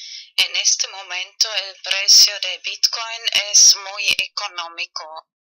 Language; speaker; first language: Spanish; non-native, learner; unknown